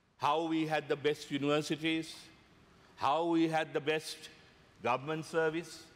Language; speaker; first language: English; non-native, local second language; Sinhala